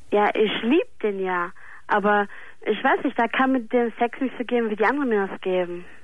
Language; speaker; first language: German; early bilingual, other home language; Italian